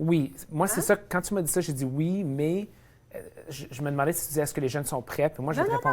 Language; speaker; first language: French; native; French